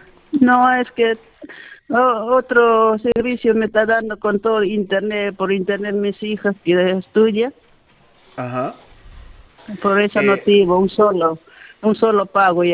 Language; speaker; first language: Spanish; non-native, local second language; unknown